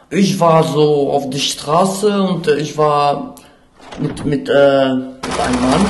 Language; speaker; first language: German; non-native, learner; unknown